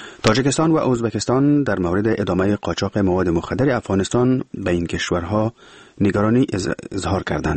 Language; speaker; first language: Persian; native; Persian